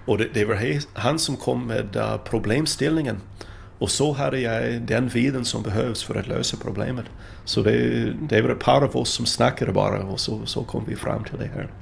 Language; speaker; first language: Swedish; non-native, fluent; English